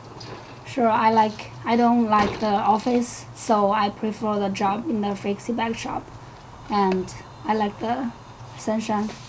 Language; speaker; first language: English; non-native, learner; Chinese